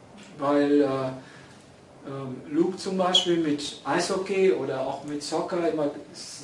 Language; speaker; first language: German; non-native, fluent; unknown